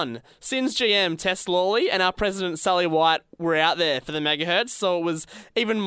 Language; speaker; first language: English; native; English